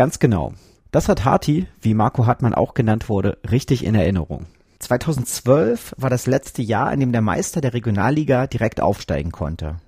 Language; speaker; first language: German; native; German